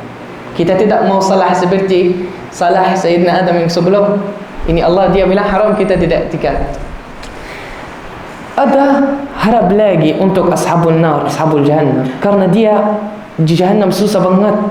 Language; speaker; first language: Indonesian; non-native, learner; Arabic